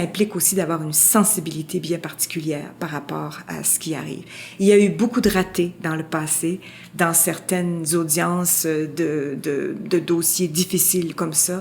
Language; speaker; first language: French; native; French